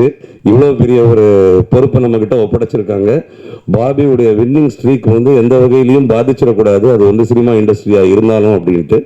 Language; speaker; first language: Tamil; native; Tamil